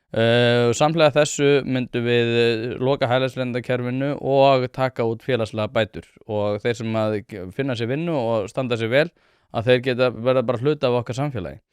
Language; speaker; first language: Icelandic; native; Icelandic